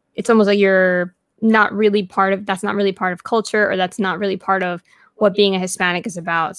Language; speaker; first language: English; early bilingual, other home language; Spanish